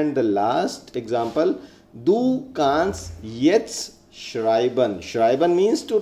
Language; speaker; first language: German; non-native, fluent; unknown